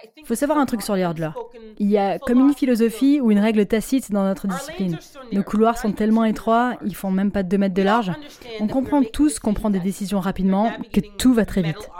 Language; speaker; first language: French; non-native, local second language; English